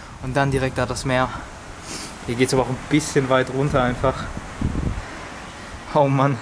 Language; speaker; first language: German; native; German